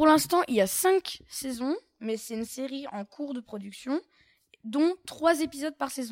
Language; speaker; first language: French; native; French